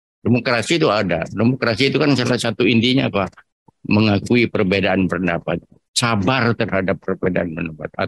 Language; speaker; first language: Indonesian; non-native, local second language; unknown